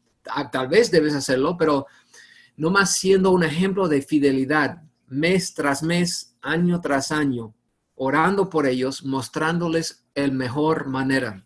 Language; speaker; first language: Spanish; non-native, fluent; English